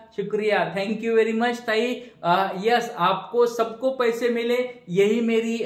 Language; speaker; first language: Hindi; non-native, local second language; Marathi